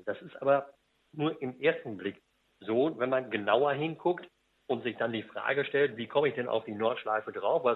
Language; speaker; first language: German; native; German